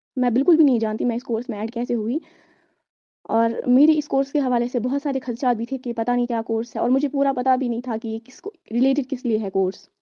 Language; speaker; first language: Urdu; native; Urdu